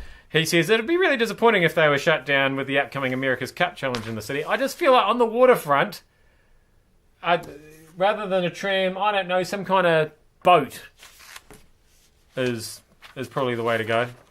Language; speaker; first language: English; native; English